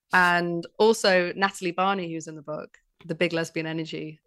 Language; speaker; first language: English; native; English